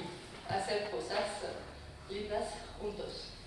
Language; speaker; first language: Spanish; non-native, fluent; French